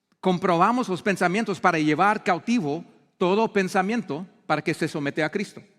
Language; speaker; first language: Spanish; non-native, fluent; English